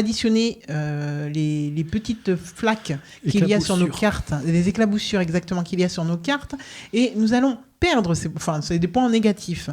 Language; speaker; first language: French; native; French